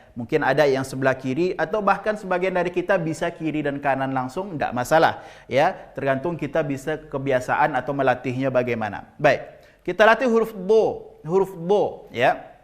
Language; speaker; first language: Malay; native; Malay